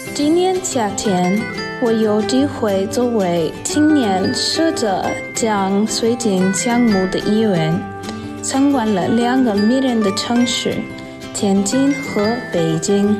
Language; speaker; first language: Chinese; non-native, fluent; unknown